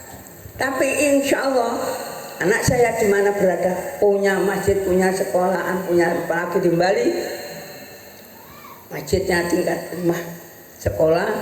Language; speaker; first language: Indonesian; non-native, local second language; Javanese